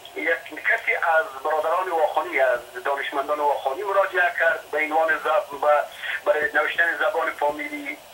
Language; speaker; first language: Persian; non-native, local second language; Shughni